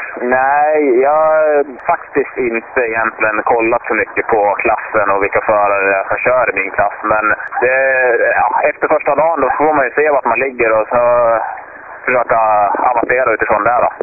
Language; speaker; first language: Swedish; native; Swedish